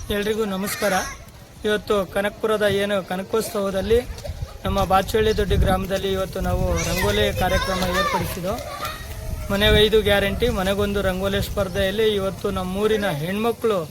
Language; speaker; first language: Kannada; non-native, local second language; Lambadi